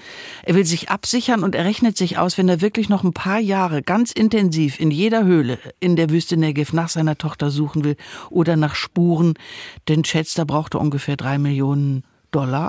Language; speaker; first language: German; native; German